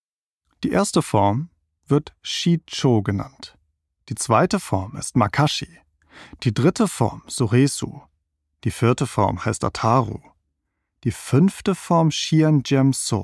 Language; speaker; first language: German; native; German